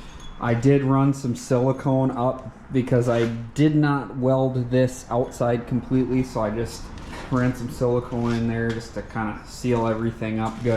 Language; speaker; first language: English; native; English